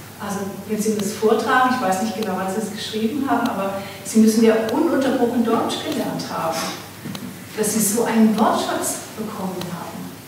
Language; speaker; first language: German; native; German